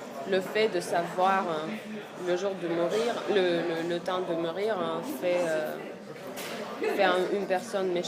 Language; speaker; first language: French; non-native, fluent; Russian